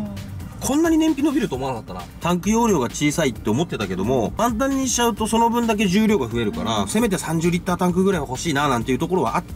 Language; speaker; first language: Japanese; native; Japanese